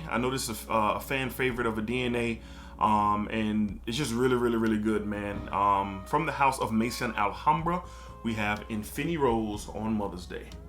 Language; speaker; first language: English; native; English